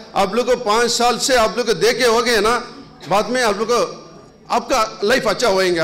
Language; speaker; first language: Hindi; non-native, local second language; Urdu